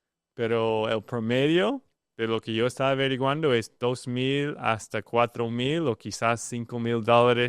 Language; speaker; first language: Spanish; non-native, learner; English